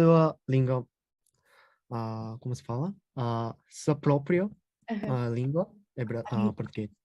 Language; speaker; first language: Portuguese; non-native, learner; Japanese